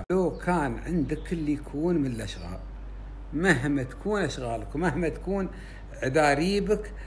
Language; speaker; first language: Arabic; native; Arabic